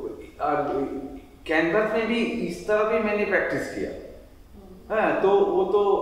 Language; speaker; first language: Hindi; non-native, local second language; Bangla